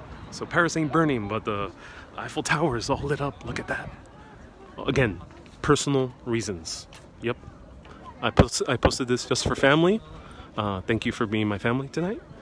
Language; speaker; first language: English; native; English